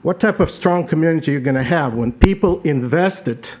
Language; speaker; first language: English; non-native, fluent; Ukrainian